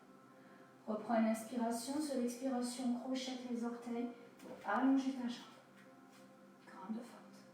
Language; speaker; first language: French; native; French